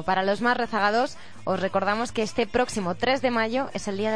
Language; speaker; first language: Spanish; native; Spanish